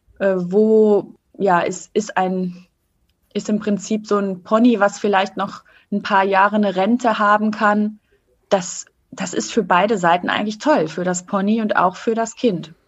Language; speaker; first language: German; native; German